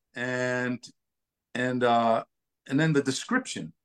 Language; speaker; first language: English; early bilingual, other home language; Italian